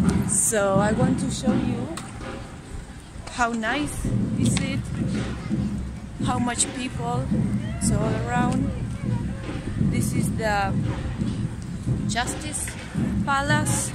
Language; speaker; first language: English; non-native, fluent; Spanish